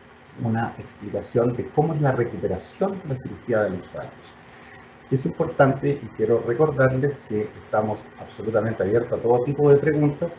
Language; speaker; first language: Spanish; native; Spanish